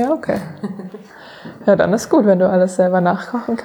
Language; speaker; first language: German; native; German